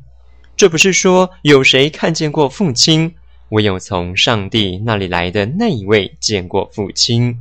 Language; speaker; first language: Chinese; native; Chinese